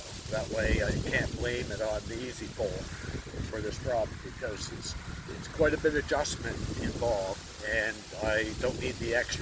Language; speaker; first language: English; native; English